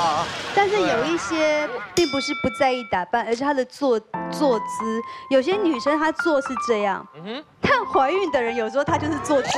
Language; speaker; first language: Chinese; native; Chinese